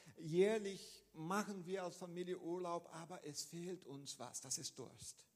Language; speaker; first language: German; non-native, fluent; Portuguese